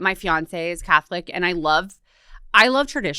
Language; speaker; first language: English; native; English